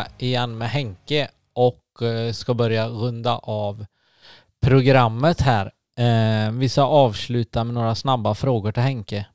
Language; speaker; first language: Swedish; native; Swedish